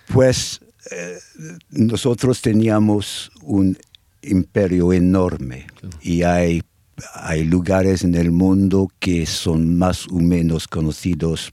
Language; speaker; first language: Spanish; non-native, fluent; English